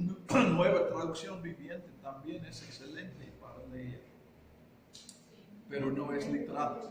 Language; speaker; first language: Spanish; non-native, fluent; English